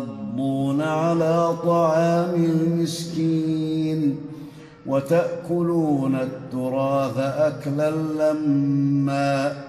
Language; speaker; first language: Arabic; native; Arabic